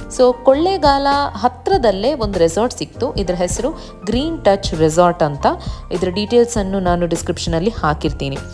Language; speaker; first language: Kannada; native; Kannada